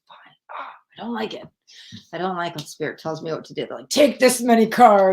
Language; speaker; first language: English; native; English